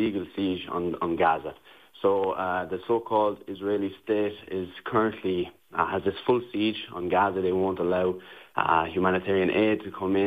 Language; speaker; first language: English; native; English